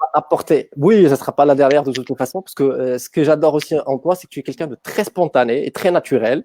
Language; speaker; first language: French; native; French